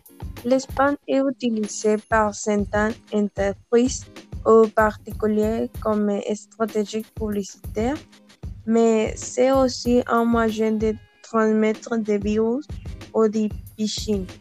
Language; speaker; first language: French; non-native, learner; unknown